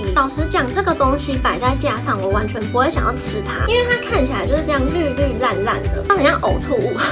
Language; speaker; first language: Chinese; native; Chinese